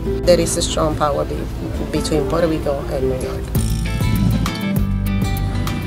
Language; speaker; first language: English; early bilingual, other home language; Spanish